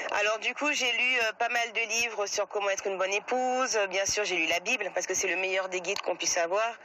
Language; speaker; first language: French; native; French